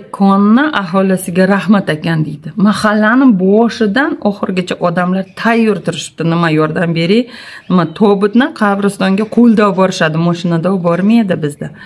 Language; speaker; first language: Uzbek; non-native, local second language; Tatar